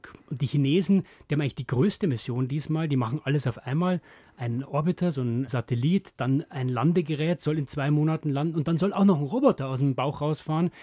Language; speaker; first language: German; native; German